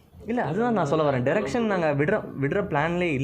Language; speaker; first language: Tamil; native; Tamil